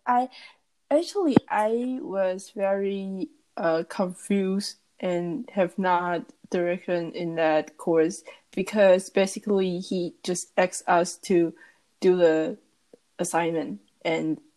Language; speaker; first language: English; non-native, learner; Chinese